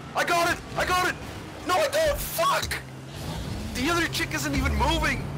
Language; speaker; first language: English; native; English